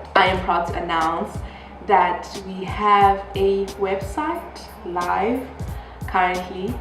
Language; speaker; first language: English; non-native, local second language; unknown